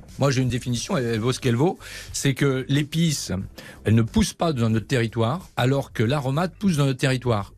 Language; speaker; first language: French; native; French